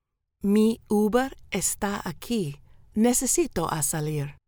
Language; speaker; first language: Spanish; non-native, learner; English